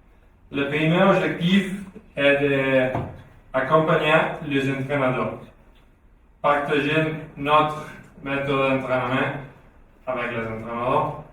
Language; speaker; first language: French; non-native, learner; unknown